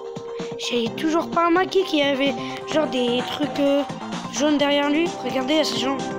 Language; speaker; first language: French; native; French